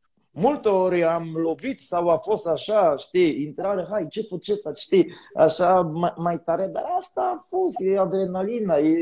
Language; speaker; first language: Romanian; non-native, learner; Polish